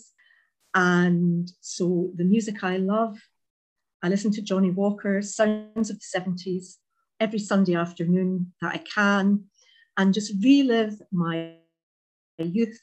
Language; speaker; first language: English; native; English